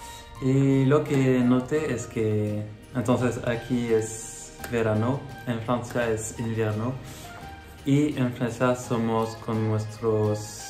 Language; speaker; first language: Spanish; non-native, learner; French